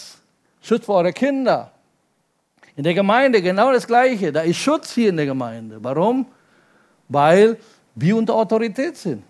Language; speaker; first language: German; non-native, fluent; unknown